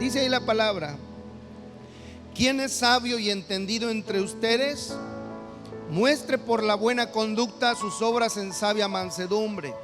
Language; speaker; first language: Spanish; native; Spanish